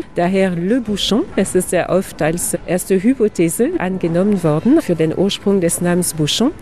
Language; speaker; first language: German; non-native, fluent; French